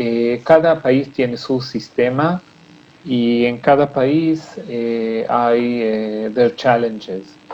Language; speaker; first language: Spanish; non-native, fluent; Hebrew